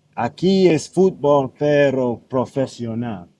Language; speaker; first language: Spanish; non-native, learner; English